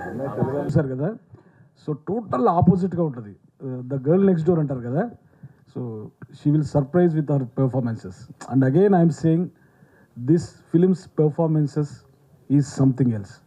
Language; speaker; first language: Telugu; native; Telugu